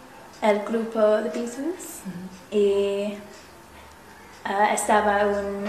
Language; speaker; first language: Spanish; non-native, learner; English